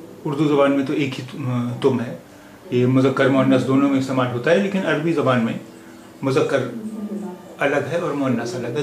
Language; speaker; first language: Urdu; native; Urdu